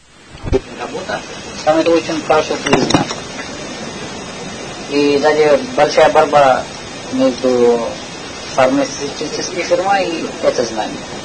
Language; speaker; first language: Russian; non-native, learner; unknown